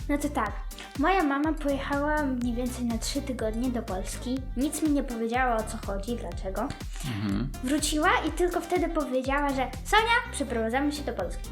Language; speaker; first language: Polish; early bilingual, other home language; Ukrainian